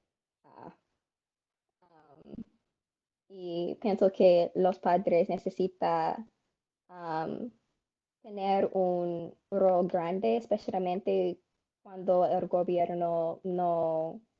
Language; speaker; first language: Spanish; non-native, learner; English